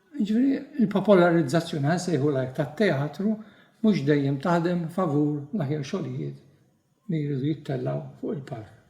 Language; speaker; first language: Maltese; native; Maltese